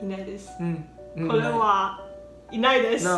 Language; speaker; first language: Japanese; non-native, learner; Chinese